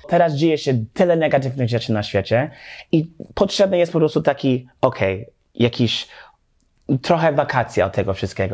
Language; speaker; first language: Polish; non-native, learner; English